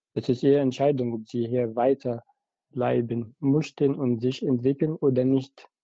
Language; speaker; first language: German; non-native, fluent; Arabic